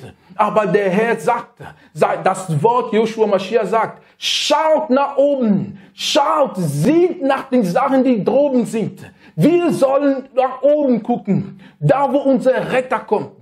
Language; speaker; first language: German; non-native, learner; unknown